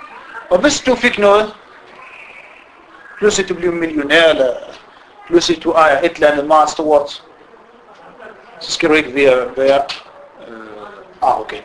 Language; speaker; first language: Danish; non-native, fluent; Arabic